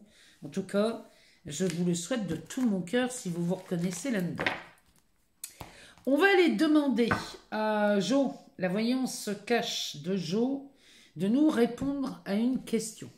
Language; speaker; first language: French; native; French